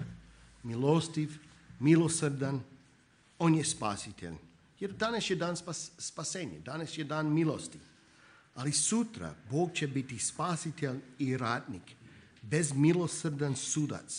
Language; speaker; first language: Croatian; non-native, fluent; English